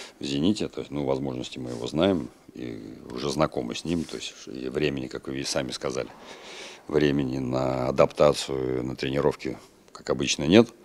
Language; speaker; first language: Russian; native; Russian